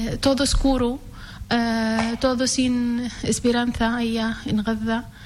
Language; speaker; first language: Spanish; non-native, learner; Arabic